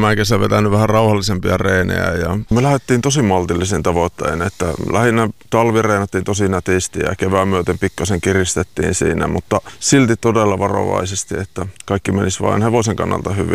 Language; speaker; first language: Finnish; native; Finnish